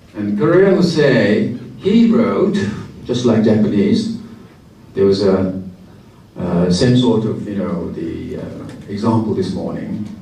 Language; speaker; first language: English; non-native, fluent; Korean